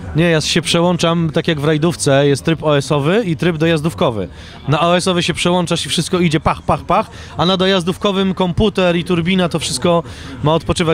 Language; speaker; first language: Polish; native; Polish